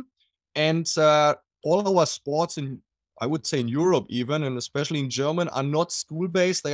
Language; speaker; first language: English; non-native, fluent; German